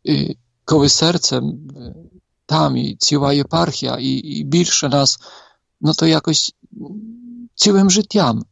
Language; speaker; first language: Polish; non-native, learner; Ukrainian